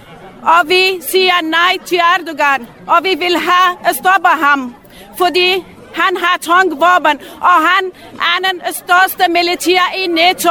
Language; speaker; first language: Danish; non-native, learner; Kurdish